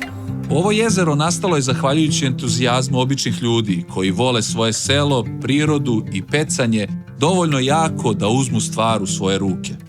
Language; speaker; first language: Croatian; native; Croatian